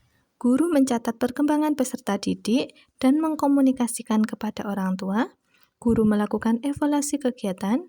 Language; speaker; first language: Indonesian; native; Indonesian